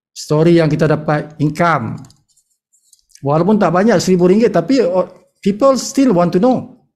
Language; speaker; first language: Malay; native; Malay